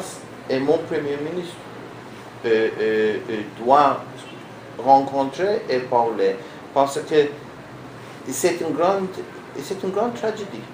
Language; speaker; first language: French; non-native, learner; Hebrew